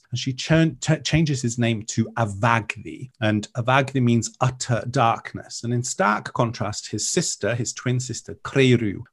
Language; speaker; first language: English; non-native, local second language; Welsh